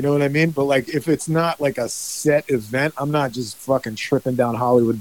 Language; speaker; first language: English; native; English